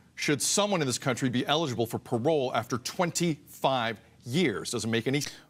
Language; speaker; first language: English; native; English